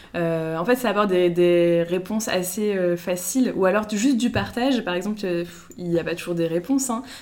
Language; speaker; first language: French; native; French